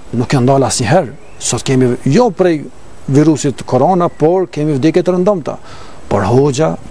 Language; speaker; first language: Albanian; native; Albanian